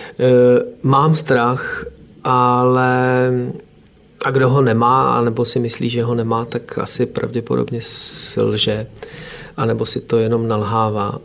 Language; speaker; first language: Czech; native; Czech